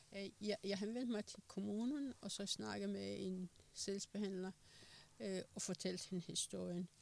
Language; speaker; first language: Danish; non-native, fluent; Persian